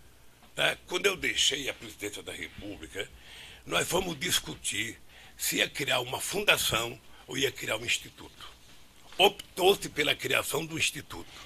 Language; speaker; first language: Portuguese; native; Portuguese